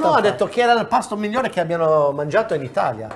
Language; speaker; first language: Italian; non-native, fluent; English